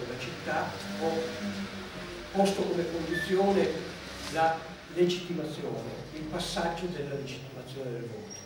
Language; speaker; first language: Italian; native; Italian